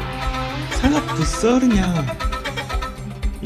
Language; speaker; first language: Indonesian; non-native, learner; Korean